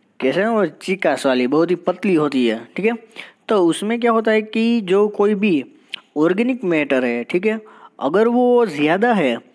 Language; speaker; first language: Hindi; non-native, local second language; Gujarati